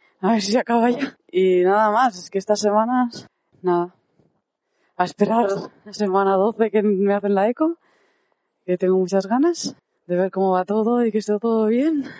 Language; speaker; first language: Spanish; native; Spanish